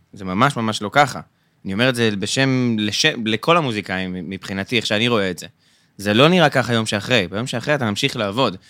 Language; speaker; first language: Hebrew; native; Hebrew